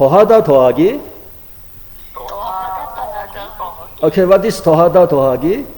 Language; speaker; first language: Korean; non-native, fluent; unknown